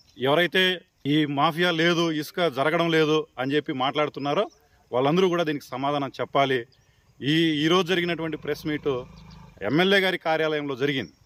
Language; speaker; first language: Telugu; native; Telugu